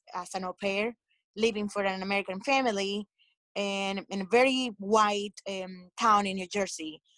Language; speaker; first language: English; non-native, fluent; Spanish